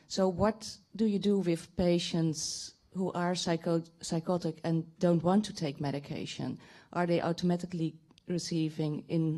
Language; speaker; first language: English; non-native, fluent; Dutch